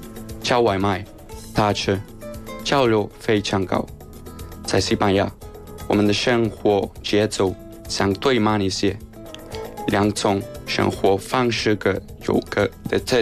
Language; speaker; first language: Chinese; non-native, learner; Spanish